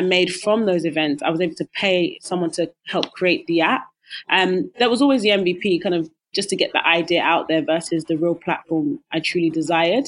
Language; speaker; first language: English; native; English